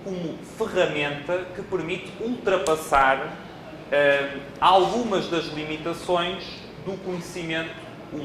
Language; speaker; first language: Portuguese; native; Portuguese